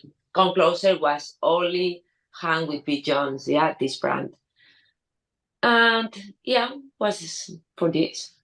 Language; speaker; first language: English; non-native, learner; Spanish